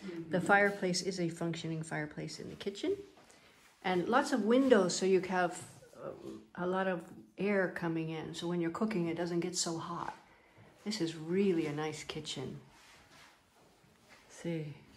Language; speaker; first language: English; native; English